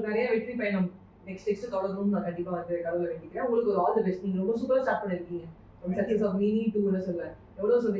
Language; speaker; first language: Tamil; native; Tamil